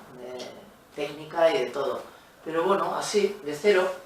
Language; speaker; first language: Spanish; native; Spanish